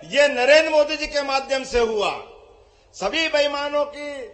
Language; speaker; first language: Hindi; native; Hindi